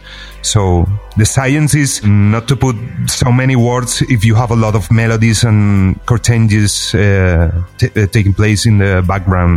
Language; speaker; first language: English; non-native, fluent; Spanish